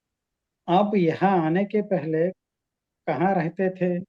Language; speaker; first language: Hindi; non-native, learner; Telugu